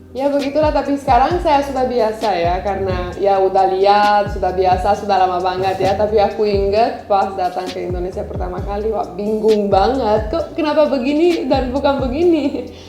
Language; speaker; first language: Indonesian; non-native, fluent; Romanian